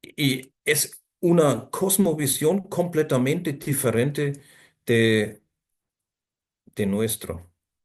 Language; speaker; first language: Spanish; non-native, fluent; German